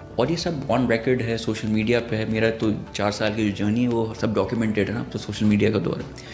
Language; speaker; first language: Urdu; native; Urdu